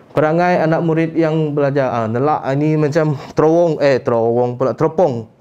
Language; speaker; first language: Malay; non-native, local second language; Iban